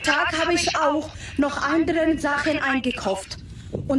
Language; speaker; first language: German; non-native, fluent; Somali